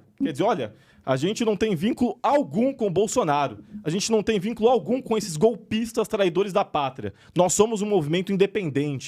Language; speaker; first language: Portuguese; native; Portuguese